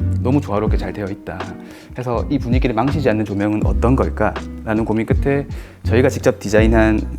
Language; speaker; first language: Korean; native; Korean